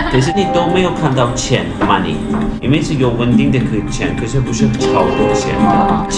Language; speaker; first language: Chinese; non-native, fluent; Turkish